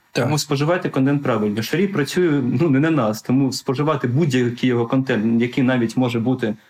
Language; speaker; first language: Ukrainian; non-native, local second language; Russian